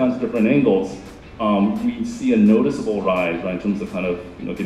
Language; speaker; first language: English; native; English